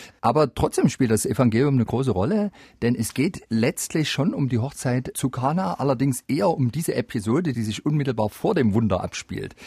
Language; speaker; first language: German; native; German